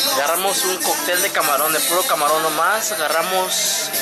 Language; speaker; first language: Spanish; early bilingual, heritage; Spanish